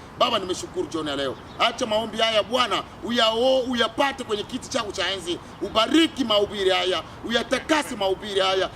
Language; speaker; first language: Swahili; native; Swahili